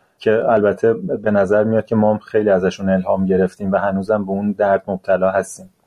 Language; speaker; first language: Persian; native; Persian